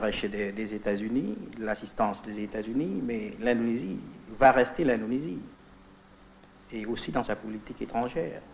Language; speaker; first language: French; non-native, fluent; Indonesian